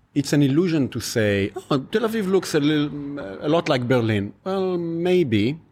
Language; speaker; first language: English; non-native, fluent; Hebrew